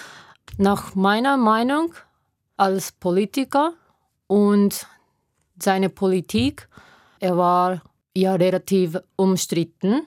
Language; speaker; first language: German; non-native, learner; Japanese